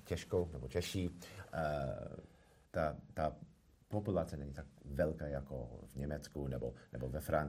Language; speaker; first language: Czech; non-native, fluent; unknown